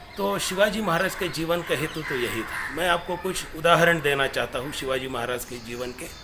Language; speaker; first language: Hindi; non-native, local second language; Marathi